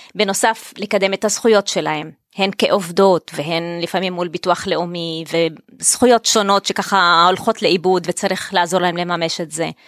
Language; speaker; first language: Hebrew; non-native, local second language; Arabic